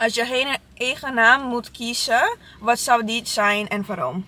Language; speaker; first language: Dutch; non-native, learner; Italian